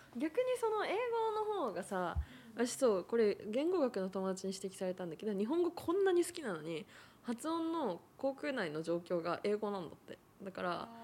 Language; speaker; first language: Japanese; native; Japanese